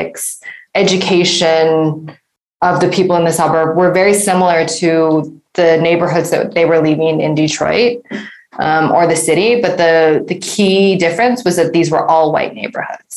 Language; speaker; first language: English; native; English